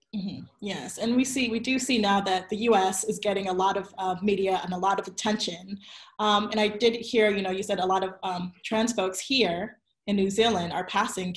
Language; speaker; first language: English; native; English